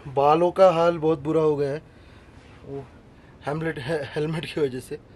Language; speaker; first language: Hindi; non-native, local second language; Marathi